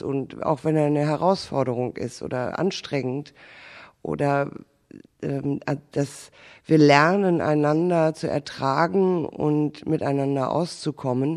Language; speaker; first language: German; native; German